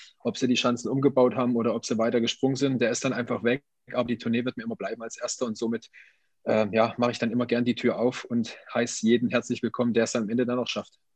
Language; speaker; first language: German; native; German